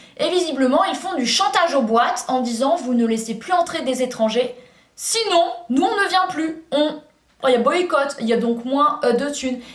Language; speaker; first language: French; native; French